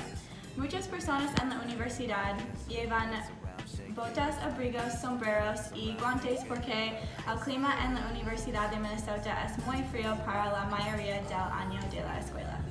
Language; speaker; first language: Spanish; non-native, learner; English